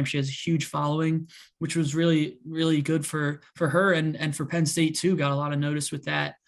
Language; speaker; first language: English; native; English